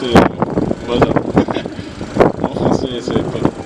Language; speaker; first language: French; non-native, learner; German